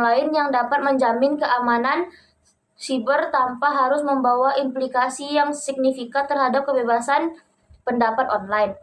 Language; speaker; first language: Indonesian; native; Indonesian